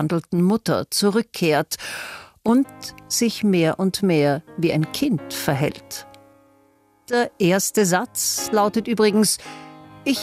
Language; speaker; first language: German; native; German